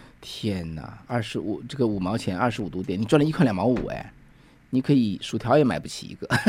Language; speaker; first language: Chinese; native; Chinese